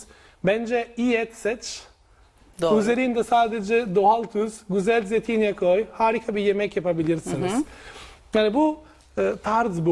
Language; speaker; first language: Turkish; non-native, learner; Italian